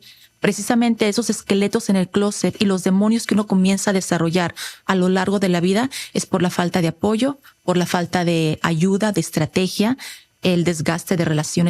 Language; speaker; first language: Spanish; native; Spanish